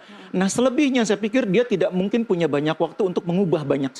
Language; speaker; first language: Indonesian; native; Indonesian